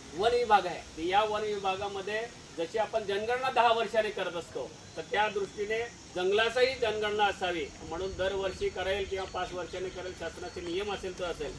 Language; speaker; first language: Marathi; non-native, local second language; Bhili